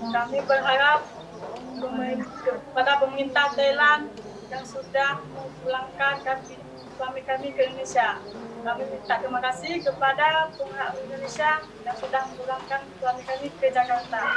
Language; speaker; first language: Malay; non-native, local second language; Achinese